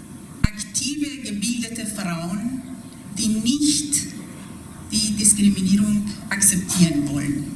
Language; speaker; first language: German; non-native, fluent; Persian